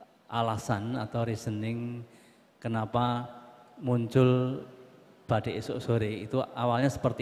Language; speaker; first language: Indonesian; native; Indonesian